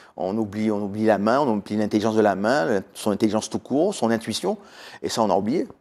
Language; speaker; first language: French; native; French